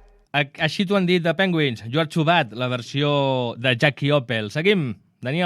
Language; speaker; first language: Catalan; native; Catalan